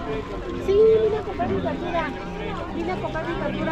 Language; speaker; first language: Spanish; native; Spanish